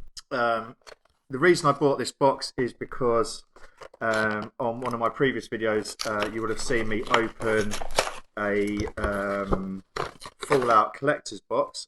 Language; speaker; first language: English; native; English